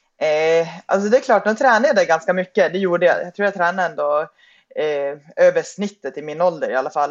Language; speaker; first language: Swedish; native; Swedish